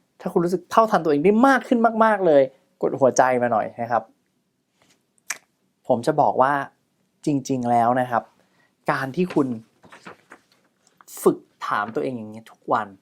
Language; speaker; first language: Thai; native; Thai